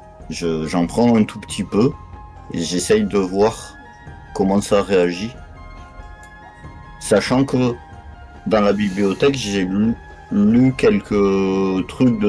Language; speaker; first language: French; native; French